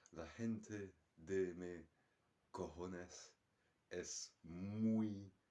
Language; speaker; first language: Spanish; non-native, learner; French